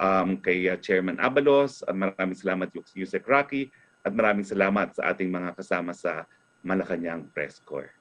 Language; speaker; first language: Filipino; native; Filipino